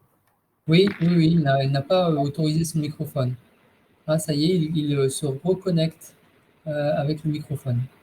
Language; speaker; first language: French; native; French